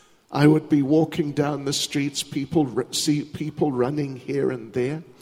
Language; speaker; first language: English; native; English